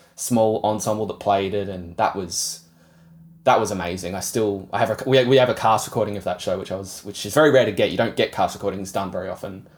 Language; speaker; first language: English; native; English